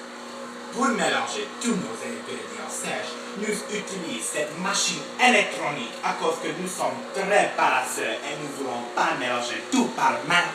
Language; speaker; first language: French; non-native, learner; English